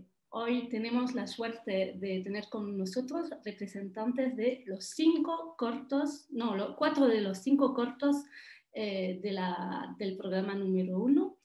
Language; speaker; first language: Spanish; non-native, fluent; French